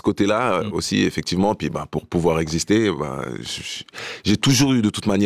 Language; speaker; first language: French; non-native, fluent; Romanian